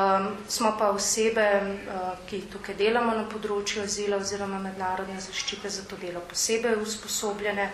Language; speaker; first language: Slovenian; native; Slovenian